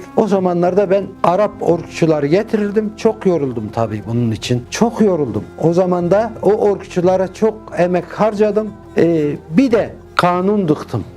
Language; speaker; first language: Turkish; early bilingual, heritage; Turkish